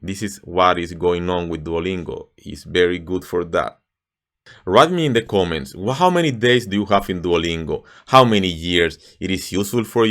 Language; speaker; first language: English; non-native, fluent; Spanish